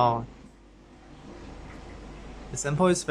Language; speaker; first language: English; non-native, learner; Chinese